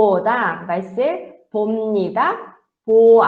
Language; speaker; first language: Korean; non-native, fluent; Portuguese